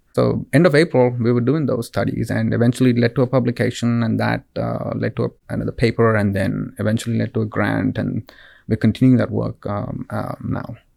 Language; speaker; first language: English; non-native, local second language; Kannada